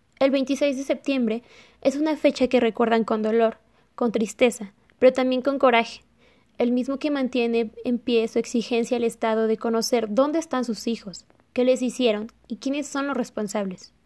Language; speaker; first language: Spanish; native; Spanish